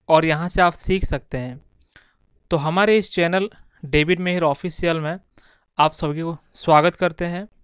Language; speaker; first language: Hindi; non-native, local second language; Bangla